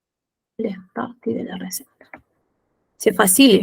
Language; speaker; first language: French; non-native, fluent; Spanish